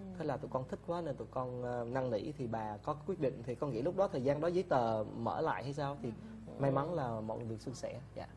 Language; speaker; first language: Vietnamese; early bilingual, heritage; Vietnamese